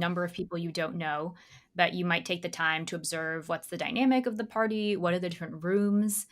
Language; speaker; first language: English; native; English